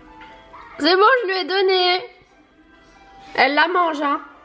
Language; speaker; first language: French; native; French